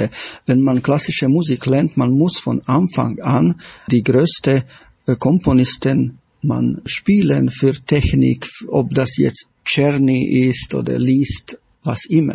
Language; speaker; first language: German; non-native, fluent; Slovak